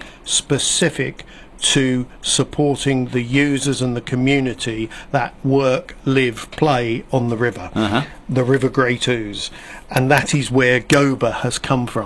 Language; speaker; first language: English; native; English